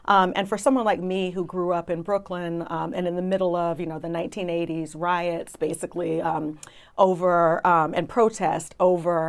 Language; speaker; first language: English; native; English